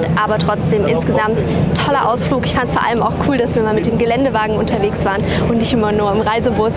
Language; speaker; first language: German; native; German